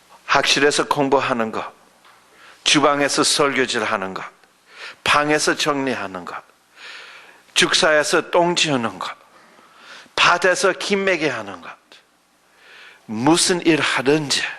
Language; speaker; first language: Korean; early bilingual, other home language; English